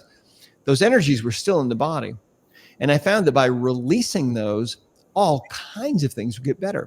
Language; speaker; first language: English; native; English